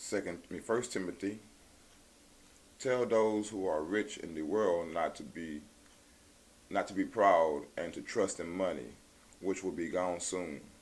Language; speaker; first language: English; native; English